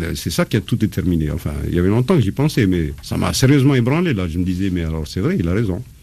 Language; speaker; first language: French; non-native, local second language; Arabic